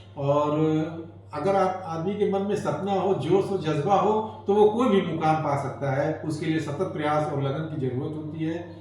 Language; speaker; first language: Hindi; native; Hindi